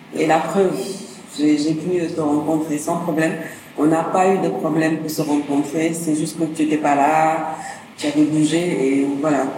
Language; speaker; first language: French; non-native, local second language; Wolof